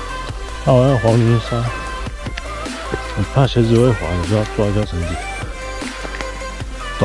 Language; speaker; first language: Chinese; native; Chinese